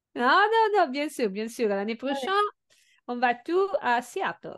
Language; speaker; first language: French; non-native, fluent; Italian